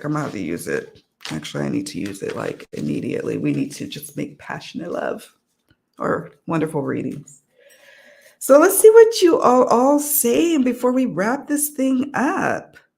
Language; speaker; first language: English; native; English